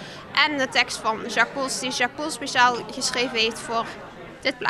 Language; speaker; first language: Dutch; native; Dutch